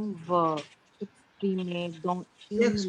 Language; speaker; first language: French; non-native, learner; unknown